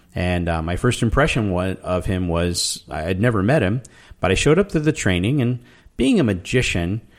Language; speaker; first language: English; native; English